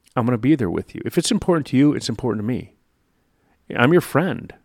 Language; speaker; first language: English; native; English